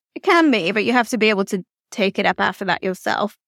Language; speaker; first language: English; native; English